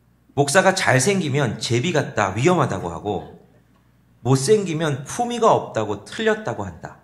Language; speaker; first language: Korean; native; Korean